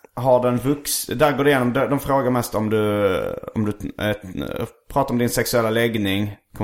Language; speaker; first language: Swedish; native; Swedish